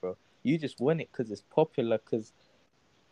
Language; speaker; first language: English; native; English